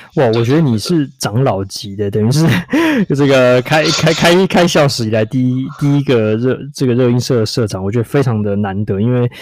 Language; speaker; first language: Chinese; native; Chinese